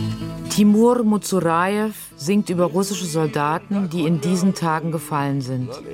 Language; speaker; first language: German; native; German